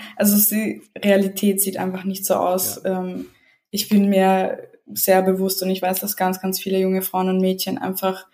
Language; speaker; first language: German; early bilingual, other home language; Serbian